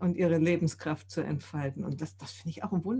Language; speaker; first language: German; native; German